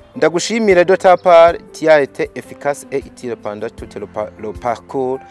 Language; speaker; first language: French; non-native, local second language; Rundi